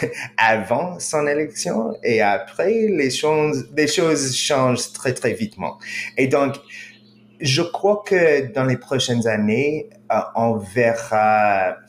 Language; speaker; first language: French; non-native, fluent; English